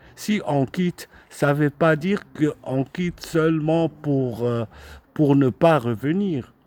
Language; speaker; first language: French; non-native, local second language; Arabic